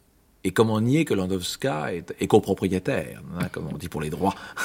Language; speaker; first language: French; native; French